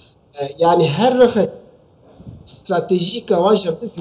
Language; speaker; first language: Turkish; non-native, local second language; Kurdish